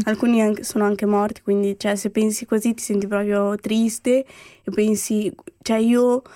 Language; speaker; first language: Italian; early bilingual, other home language; Romany